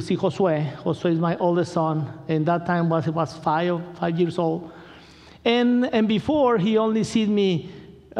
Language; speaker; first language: English; non-native, learner; Spanish